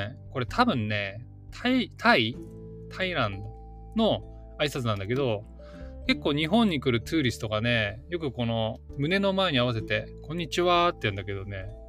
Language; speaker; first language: Japanese; native; Japanese